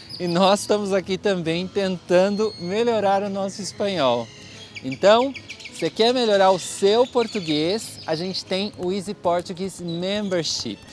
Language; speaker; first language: Portuguese; native; Portuguese